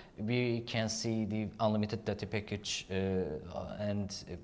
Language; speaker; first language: English; non-native, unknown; Turkish